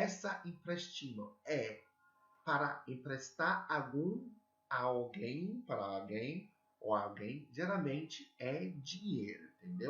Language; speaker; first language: Portuguese; non-native, learner; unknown